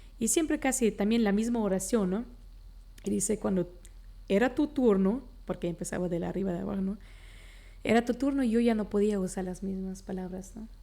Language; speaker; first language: Spanish; non-native, local second language; Plautdietsch